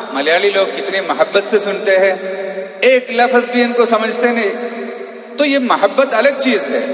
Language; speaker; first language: Hindi; non-native, local second language; Malayalam